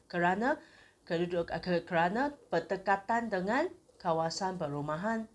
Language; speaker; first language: Malay; non-native, local second language; Chinese